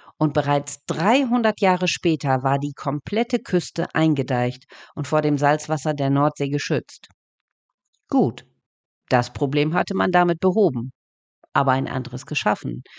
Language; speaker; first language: German; native; German